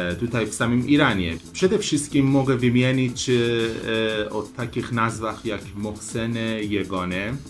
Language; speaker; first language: Polish; non-native, learner; Persian